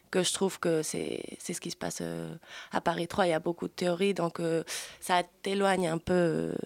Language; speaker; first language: French; early bilingual, other home language; Spanish